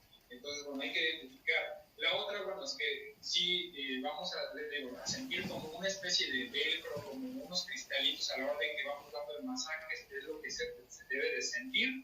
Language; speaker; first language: Spanish; native; Spanish